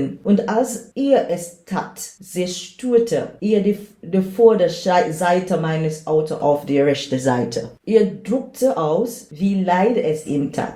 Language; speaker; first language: German; non-native, learner; English